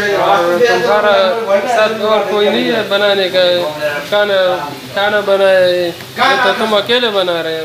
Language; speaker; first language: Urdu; non-native, local second language; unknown